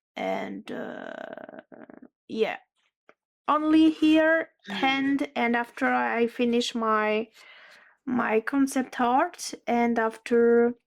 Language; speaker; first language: English; non-native, learner; French